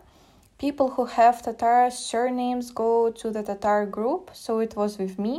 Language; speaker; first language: English; non-native, fluent; Russian